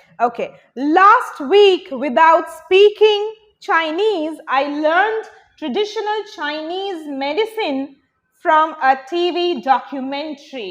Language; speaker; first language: English; non-native, local second language; Bangla